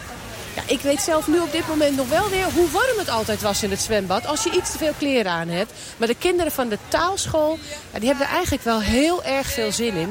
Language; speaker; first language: Dutch; native; Dutch